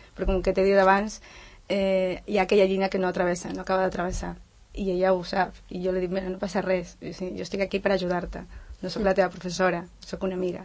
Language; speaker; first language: Catalan; non-native, fluent; Spanish